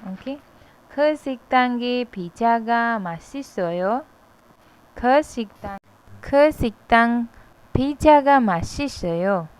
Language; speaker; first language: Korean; non-native, fluent; Hindi